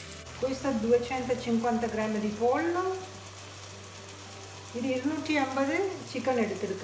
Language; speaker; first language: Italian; non-native, learner; Tamil